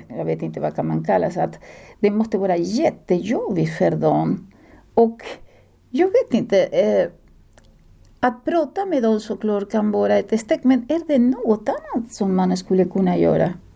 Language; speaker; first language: Swedish; non-native, fluent; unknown